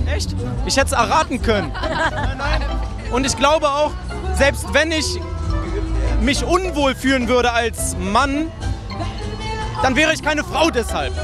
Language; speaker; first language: German; native; German